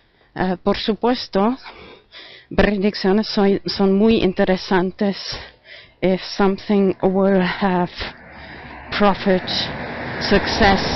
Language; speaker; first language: Spanish; non-native, fluent; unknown